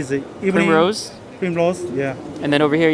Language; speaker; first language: English; non-native, learner; Korean